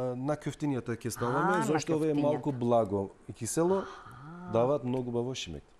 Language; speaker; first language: Macedonian; non-native, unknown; Turkish